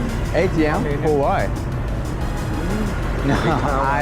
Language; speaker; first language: English; non-native, learner; Japanese